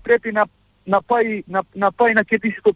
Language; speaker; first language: Greek; non-native, fluent; Serbian